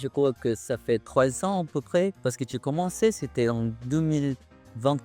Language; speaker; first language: French; non-native, learner; Filipino